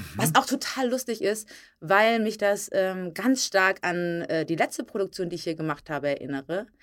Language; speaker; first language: German; native; German